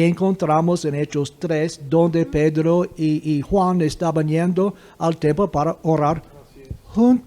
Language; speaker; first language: Spanish; non-native, fluent; English